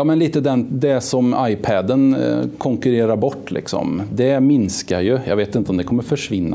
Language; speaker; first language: Swedish; native; Swedish